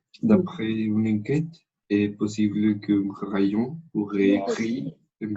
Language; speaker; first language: French; non-native, learner; Spanish